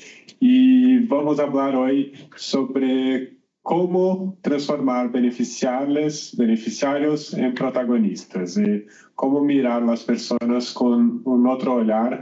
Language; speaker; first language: Spanish; non-native, learner; Portuguese